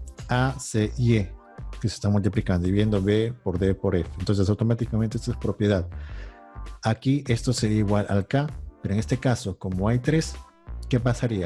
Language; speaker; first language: Spanish; native; Spanish